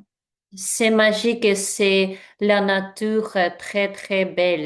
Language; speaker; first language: French; non-native, learner; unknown